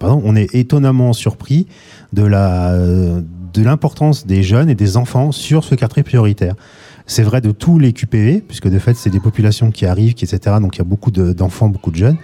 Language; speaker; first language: French; native; French